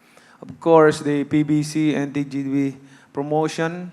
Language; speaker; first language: English; non-native, local second language; Cebuano